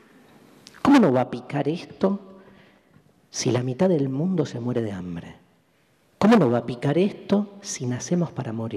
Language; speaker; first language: Spanish; native; Spanish